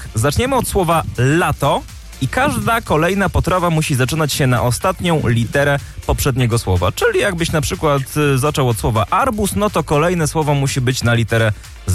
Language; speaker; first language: Polish; native; Polish